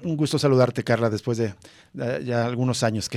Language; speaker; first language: Spanish; native; Spanish